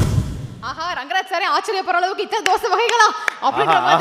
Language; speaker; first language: Tamil; native; Tamil